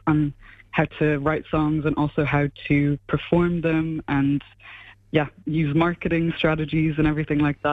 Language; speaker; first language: English; native; English